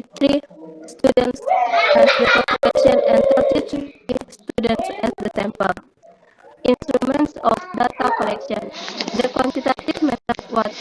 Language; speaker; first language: English; non-native, learner; Indonesian